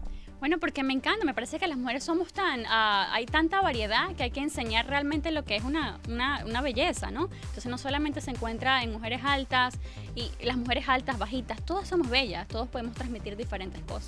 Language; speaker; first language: Spanish; native; Spanish